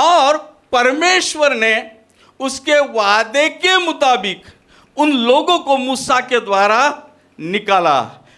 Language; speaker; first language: Hindi; non-native, local second language; Marathi